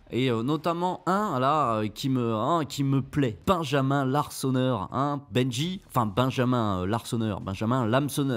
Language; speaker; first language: French; native; French